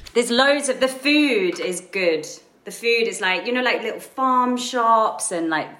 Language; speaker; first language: English; native; English